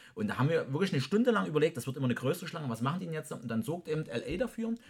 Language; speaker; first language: German; native; German